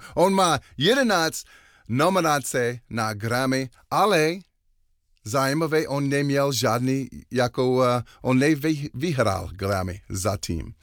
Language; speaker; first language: Czech; non-native, learner; English